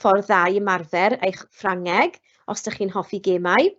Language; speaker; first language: Welsh; non-native, local second language; English